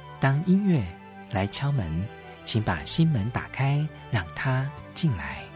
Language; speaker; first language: Chinese; native; Chinese